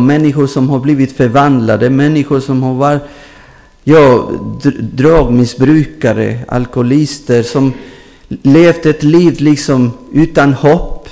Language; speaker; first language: Swedish; non-native, fluent; Spanish